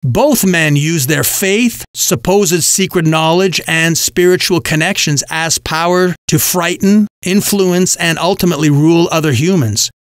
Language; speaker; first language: English; native; English